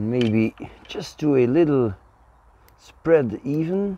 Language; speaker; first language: English; non-native, fluent; Dutch